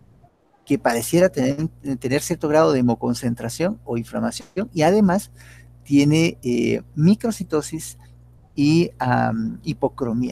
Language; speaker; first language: Spanish; native; Spanish